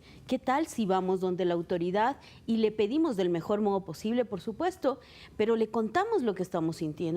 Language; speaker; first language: Spanish; native; Spanish